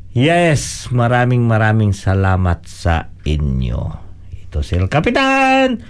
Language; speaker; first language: Filipino; non-native, local second language; Cebuano